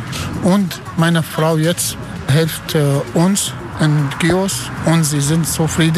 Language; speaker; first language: German; non-native, learner; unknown